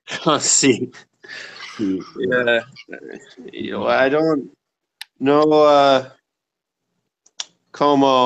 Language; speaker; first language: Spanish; non-native, learner; English